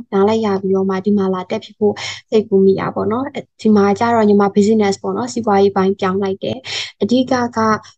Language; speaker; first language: Burmese; native; Burmese